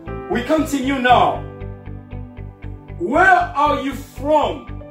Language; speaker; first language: English; non-native, fluent; Haitian Creole